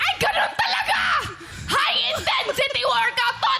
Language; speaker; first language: Filipino; native; Filipino